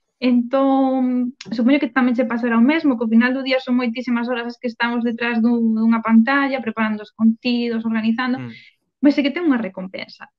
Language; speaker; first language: Galician; non-native, local second language; Spanish